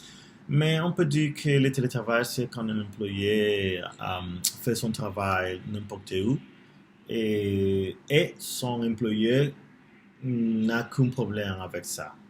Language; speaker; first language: French; non-native, learner; Spanish